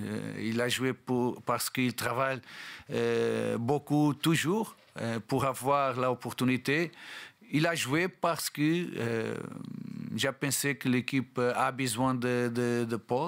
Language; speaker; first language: French; non-native, learner; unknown